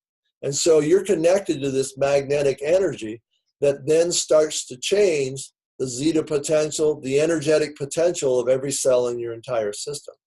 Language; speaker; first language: English; native; English